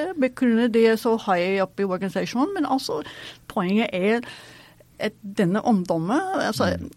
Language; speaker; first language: Norwegian; non-native, fluent; English